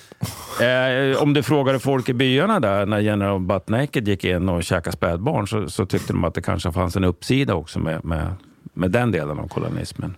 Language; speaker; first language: Swedish; native; Swedish